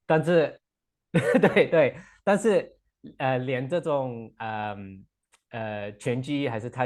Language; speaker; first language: Chinese; non-native, fluent; English